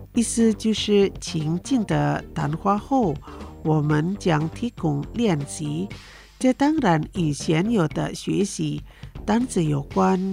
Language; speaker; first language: Chinese; early bilingual, heritage; Chinese